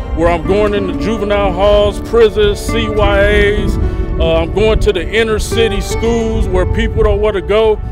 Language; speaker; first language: English; native; English